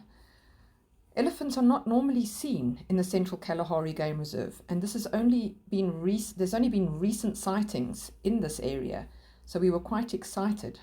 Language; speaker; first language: English; native; English